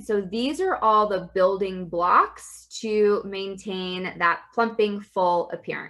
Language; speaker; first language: English; native; English